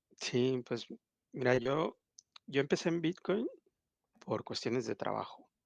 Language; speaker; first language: Spanish; native; Spanish